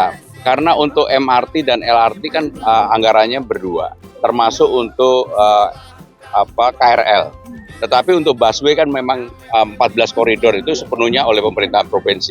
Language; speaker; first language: Indonesian; native; Indonesian